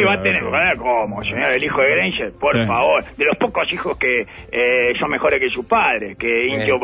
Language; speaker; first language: Spanish; native; Spanish